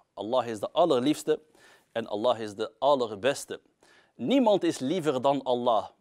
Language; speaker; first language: Dutch; early bilingual, other home language; Arabic